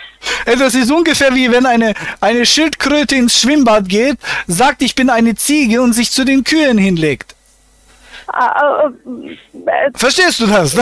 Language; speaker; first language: German; native; German